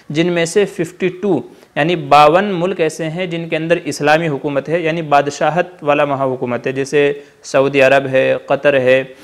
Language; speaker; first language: Urdu; native; Urdu